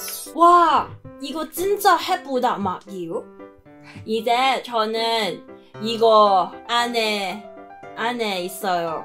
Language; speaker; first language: Korean; non-native, learner; Cantonese